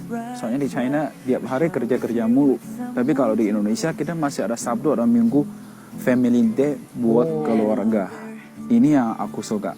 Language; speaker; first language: Indonesian; non-native, fluent; Chinese